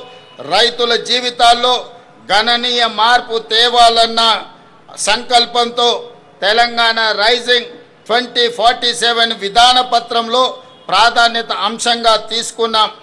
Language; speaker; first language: Telugu; native; Telugu